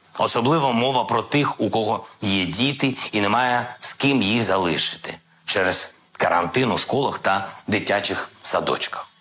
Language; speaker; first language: Ukrainian; non-native, local second language; Russian